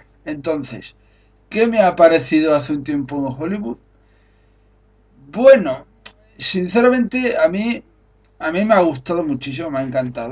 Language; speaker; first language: Spanish; native; Spanish